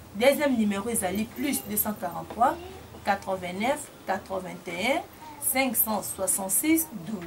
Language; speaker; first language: French; non-native, local second language; Lingala